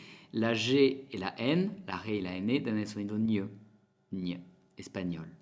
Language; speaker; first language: Spanish; non-native, fluent; French